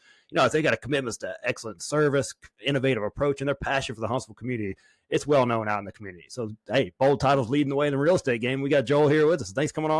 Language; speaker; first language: English; native; English